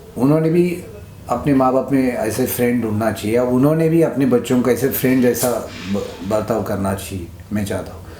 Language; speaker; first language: Hindi; non-native, local second language; Marathi